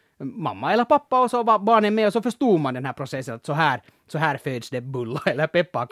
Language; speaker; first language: Swedish; native; Swedish